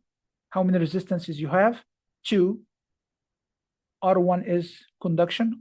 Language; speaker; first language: English; non-native, fluent; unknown